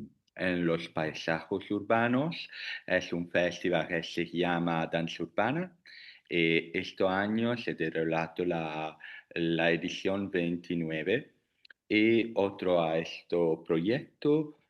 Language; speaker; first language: Spanish; non-native, learner; Italian